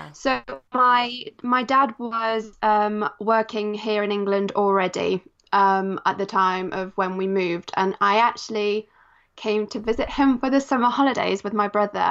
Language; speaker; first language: English; early bilingual, other home language; Polish